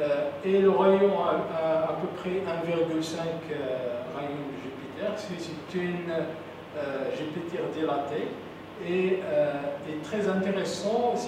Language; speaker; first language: French; non-native, local second language; Arabic